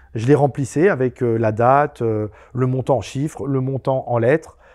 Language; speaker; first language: French; native; French